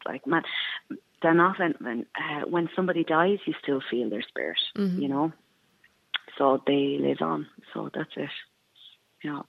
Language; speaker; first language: English; native; English